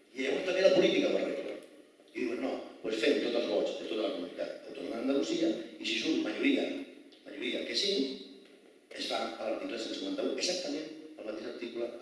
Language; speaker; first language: Catalan; non-native, local second language; Spanish